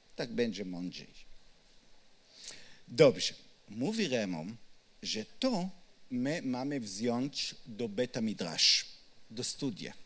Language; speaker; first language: Polish; non-native, learner; Hebrew